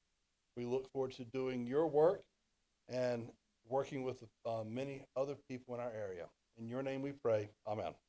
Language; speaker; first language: English; native; English